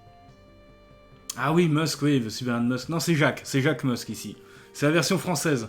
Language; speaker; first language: French; native; French